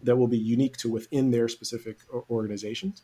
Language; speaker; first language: English; native; English